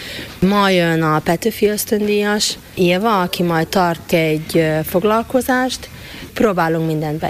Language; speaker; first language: Hungarian; native; Hungarian